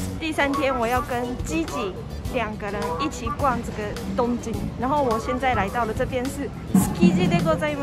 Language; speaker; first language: Chinese; early bilingual, heritage; Japanese